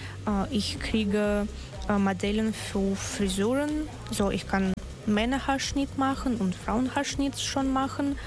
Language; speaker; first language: German; non-native, learner; Russian